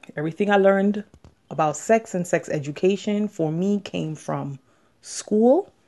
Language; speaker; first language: English; native; English